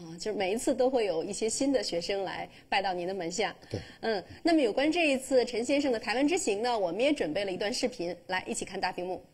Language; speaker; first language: Chinese; native; Chinese